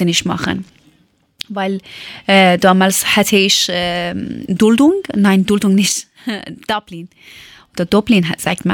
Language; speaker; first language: German; non-native, learner; Persian